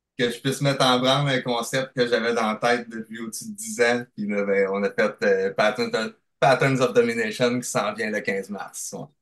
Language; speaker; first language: French; native; French